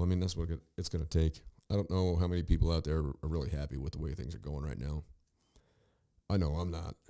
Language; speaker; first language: English; native; English